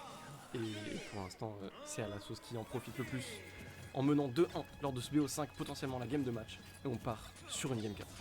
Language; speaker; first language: French; native; French